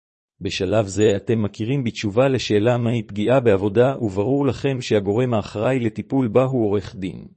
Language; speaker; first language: Hebrew; native; Hebrew